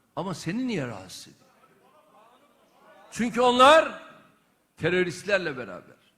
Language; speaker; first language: Turkish; native; Turkish